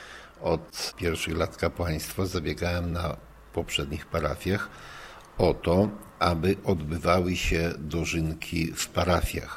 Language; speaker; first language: Polish; native; Polish